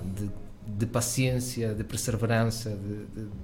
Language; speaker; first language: Portuguese; early bilingual, heritage; Spanish